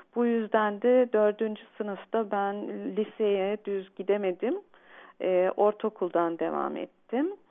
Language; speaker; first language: Turkish; early bilingual, heritage; Turkish